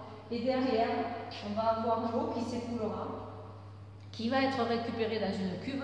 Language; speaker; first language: French; native; French